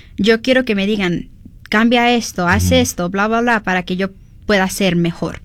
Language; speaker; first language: Spanish; early bilingual, heritage; Spanish